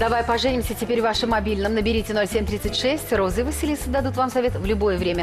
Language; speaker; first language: Russian; native; Russian